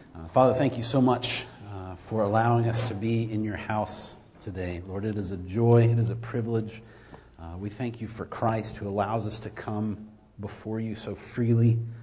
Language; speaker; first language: English; native; English